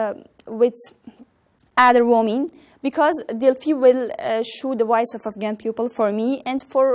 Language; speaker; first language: English; non-native, learner; Persian